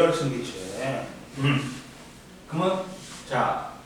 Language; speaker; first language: Korean; native; Korean